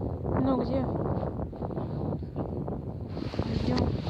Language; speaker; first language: Russian; native; Russian